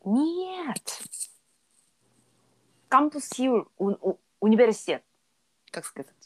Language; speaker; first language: Russian; non-native, learner; Korean